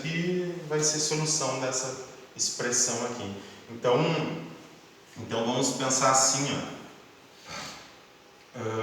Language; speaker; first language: Portuguese; native; Portuguese